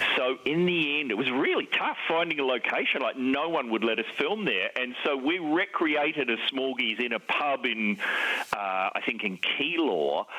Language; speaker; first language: English; native; English